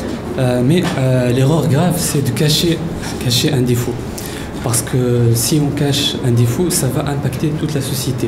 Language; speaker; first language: French; non-native, local second language; Arabic